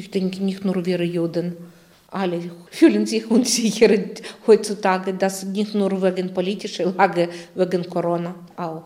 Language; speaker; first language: German; non-native, fluent; Russian